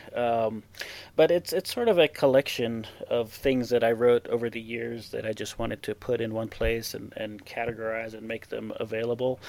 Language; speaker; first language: English; non-native, fluent; Hebrew